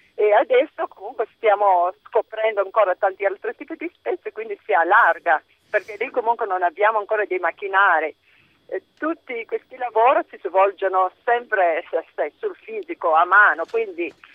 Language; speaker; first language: Italian; non-native, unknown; Malagasy